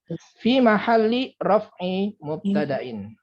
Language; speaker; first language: Arabic; non-native, fluent; Indonesian